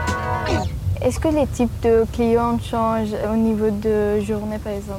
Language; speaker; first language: French; non-native, fluent; Persian